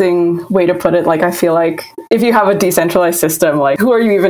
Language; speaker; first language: English; non-native, local second language; Filipino